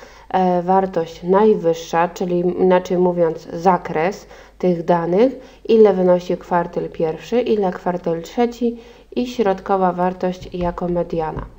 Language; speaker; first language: Polish; native; Polish